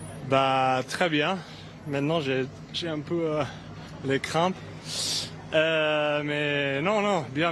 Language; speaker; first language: French; non-native, fluent; English